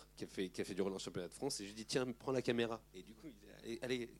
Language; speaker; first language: French; native; French